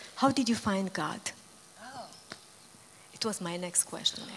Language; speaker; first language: English; non-native, fluent; Romanian